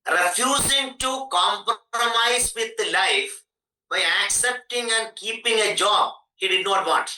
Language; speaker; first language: English; non-native, local second language; Malayalam